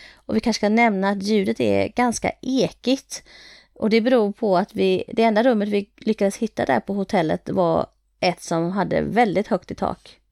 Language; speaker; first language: Swedish; early bilingual, other home language; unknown